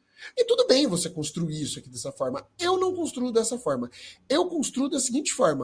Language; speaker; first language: Portuguese; native; Portuguese